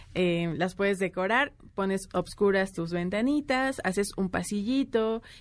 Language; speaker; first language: Spanish; native; Spanish